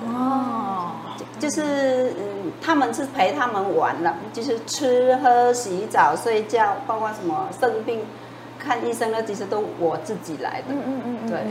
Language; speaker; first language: Chinese; non-native, fluent; Vietnamese